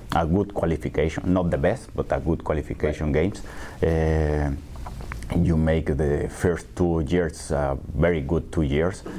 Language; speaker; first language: English; non-native, learner; Spanish